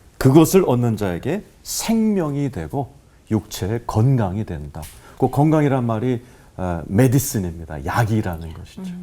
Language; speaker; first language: Korean; native; Korean